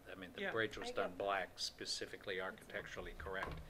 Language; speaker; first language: English; native; English